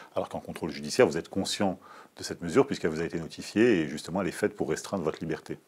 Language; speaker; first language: French; native; French